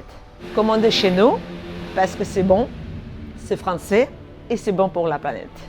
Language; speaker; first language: French; non-native, fluent; Armenian